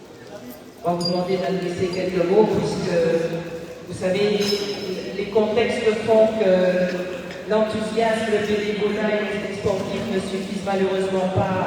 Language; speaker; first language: French; native; French